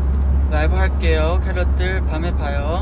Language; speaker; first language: Korean; non-native, fluent; Chinese